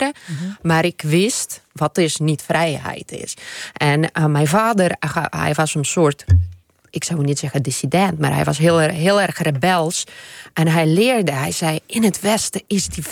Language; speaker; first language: Dutch; non-native, fluent; Ukrainian